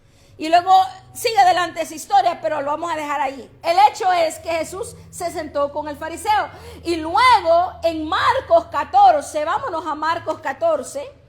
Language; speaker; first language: Spanish; native; Spanish